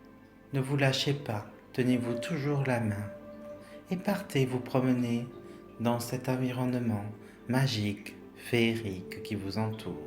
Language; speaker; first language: French; native; French